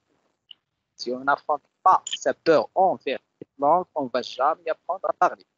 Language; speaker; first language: French; non-native, local second language; Arabic